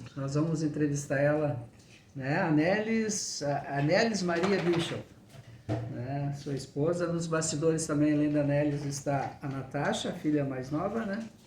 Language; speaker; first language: Portuguese; native; Portuguese